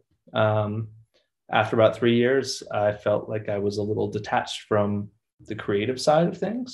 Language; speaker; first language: English; native; English